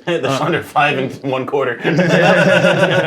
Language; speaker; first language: English; native; English